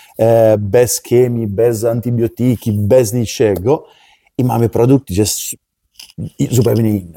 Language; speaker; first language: Polish; non-native, learner; Italian